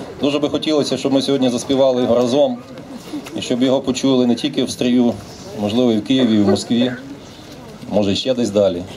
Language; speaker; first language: Ukrainian; native; Ukrainian